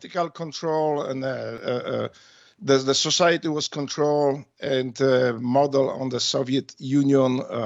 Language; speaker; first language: English; non-native, fluent; Polish